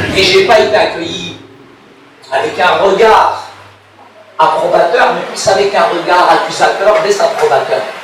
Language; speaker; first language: French; early bilingual, other home language; Arabic